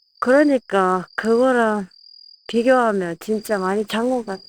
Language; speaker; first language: Korean; non-native, fluent; Japanese